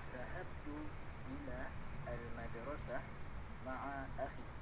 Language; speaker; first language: Arabic; non-native, learner; Malay